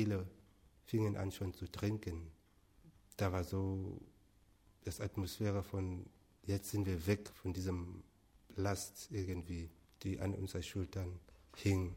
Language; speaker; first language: German; non-native, fluent; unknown